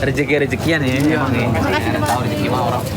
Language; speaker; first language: Indonesian; native; Indonesian